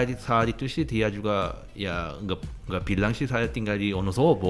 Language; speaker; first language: Indonesian; non-native, fluent; Korean